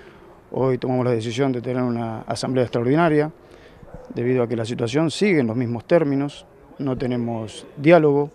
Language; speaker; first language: Spanish; native; Spanish